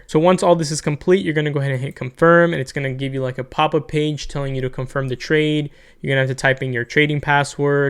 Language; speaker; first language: English; native; English